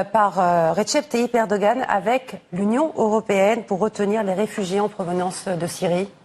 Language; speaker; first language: French; native; French